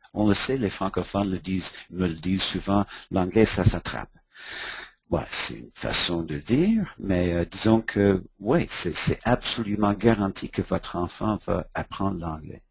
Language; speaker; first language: French; non-native, local second language; English